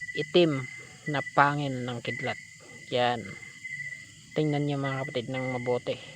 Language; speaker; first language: Filipino; non-native, local second language; Cebuano